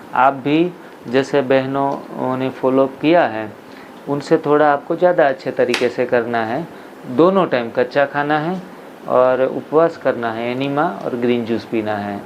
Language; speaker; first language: Hindi; non-native, local second language; Gujarati